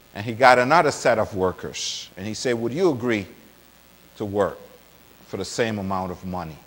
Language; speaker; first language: English; non-native, fluent; Spanish